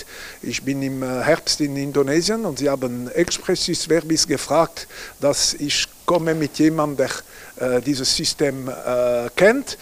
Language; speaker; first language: German; non-native, local second language; French